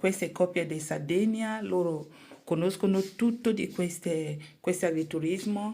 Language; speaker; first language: Italian; non-native, learner; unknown